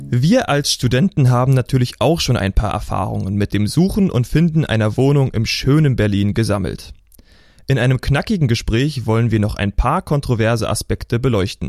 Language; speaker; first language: German; native; German